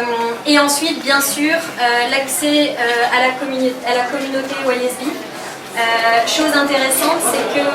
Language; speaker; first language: French; native; French